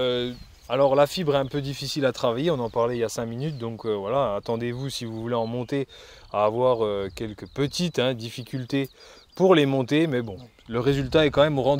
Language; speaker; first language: French; native; French